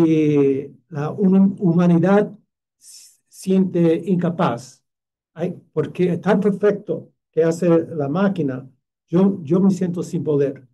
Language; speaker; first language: Spanish; non-native, fluent; English